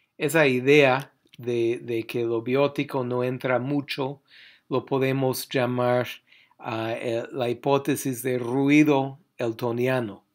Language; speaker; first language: Spanish; non-native, fluent; English